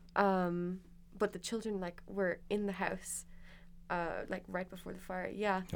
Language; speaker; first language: English; native; English